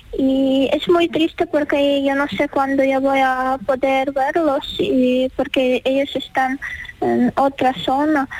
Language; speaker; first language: Spanish; non-native, fluent; Ukrainian